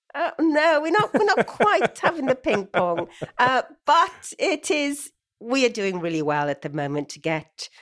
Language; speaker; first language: English; native; English